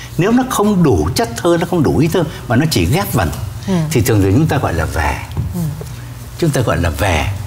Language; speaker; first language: Vietnamese; native; Vietnamese